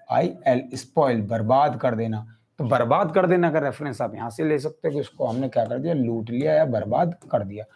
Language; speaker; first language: Hindi; native; Hindi